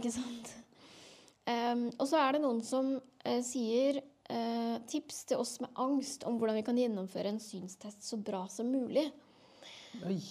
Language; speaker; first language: Norwegian; native; Norwegian